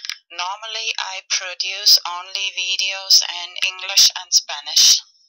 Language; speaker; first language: English; non-native, fluent; German